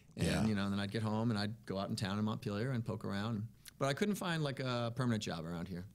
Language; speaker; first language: English; native; English